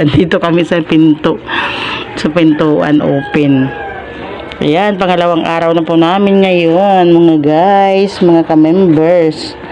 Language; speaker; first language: Filipino; non-native, local second language; Waray